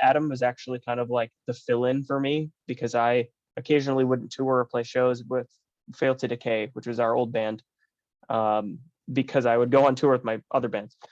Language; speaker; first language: English; native; English